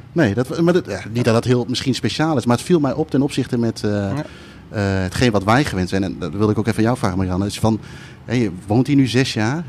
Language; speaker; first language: Dutch; early bilingual, other home language; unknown